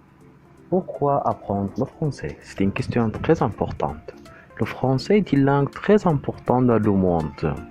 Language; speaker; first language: French; non-native, fluent; Arabic